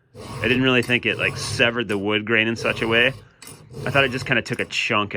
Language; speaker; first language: English; native; English